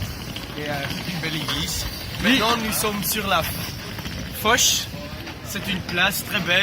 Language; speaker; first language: French; non-native, learner; Dutch